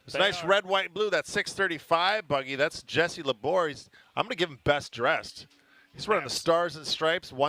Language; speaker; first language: English; native; English